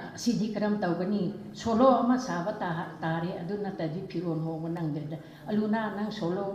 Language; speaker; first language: Manipuri; non-native, local second language; Rongmei Naga